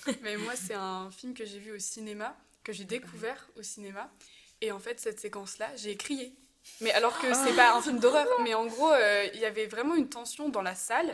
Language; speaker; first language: French; native; French